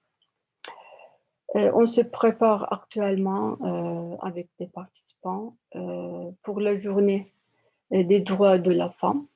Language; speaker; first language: French; non-native, learner; Turkish